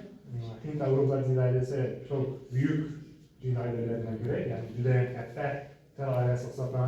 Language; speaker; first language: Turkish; non-native, learner; Uzbek